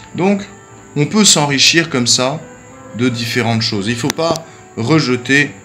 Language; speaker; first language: French; native; French